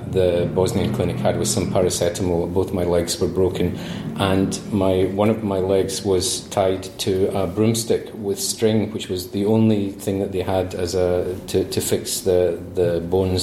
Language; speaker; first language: English; native; English